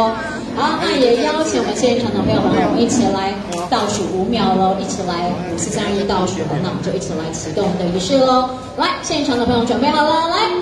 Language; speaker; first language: Chinese; native; Chinese